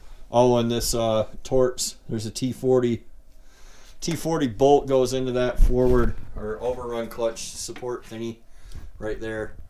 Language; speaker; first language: English; native; English